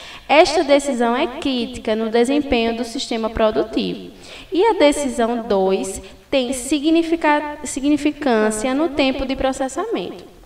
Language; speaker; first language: Portuguese; native; Portuguese